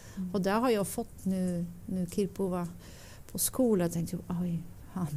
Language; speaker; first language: Swedish; non-native, learner; Dutch